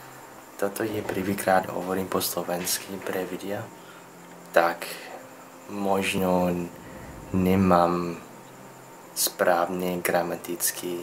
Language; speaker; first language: Slovak; non-native, learner; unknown